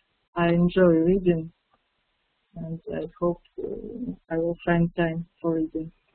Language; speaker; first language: English; non-native, fluent; Russian